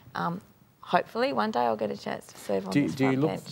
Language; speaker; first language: English; native; English